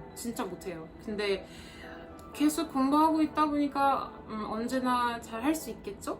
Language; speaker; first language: Korean; non-native, fluent; French